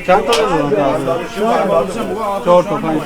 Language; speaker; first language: Persian; native; Persian